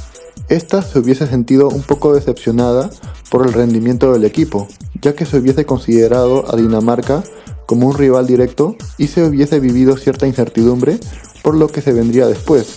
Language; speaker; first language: Spanish; native; Spanish